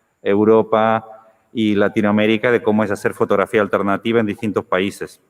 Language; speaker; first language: Spanish; native; Spanish